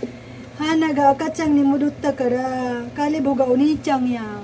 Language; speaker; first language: Japanese; non-native, learner; Cebuano